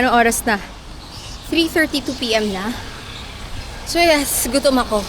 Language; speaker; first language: Filipino; native; Filipino